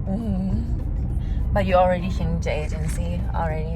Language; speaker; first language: English; non-native, learner; Thai